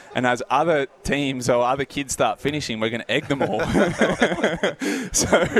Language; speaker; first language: English; native; English